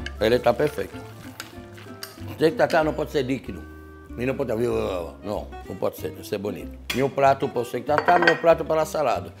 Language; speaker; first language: Portuguese; non-native, fluent; French